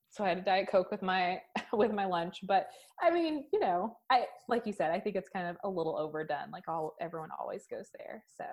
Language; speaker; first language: English; native; English